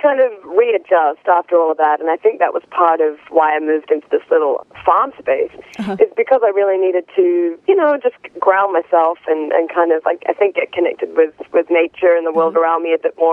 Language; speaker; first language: English; native; English